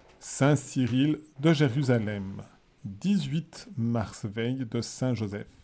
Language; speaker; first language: French; native; French